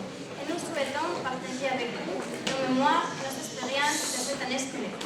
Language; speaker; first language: French; non-native, learner; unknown